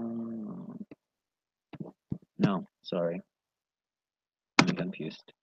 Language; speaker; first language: English; non-native, learner; Spanish